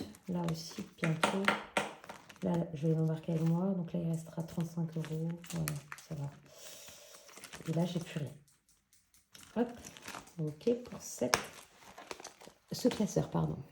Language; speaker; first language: French; native; French